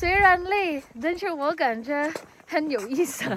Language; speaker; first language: Chinese; non-native, learner; Filipino